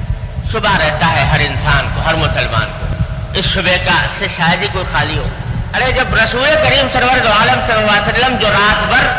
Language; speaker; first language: Urdu; native; Urdu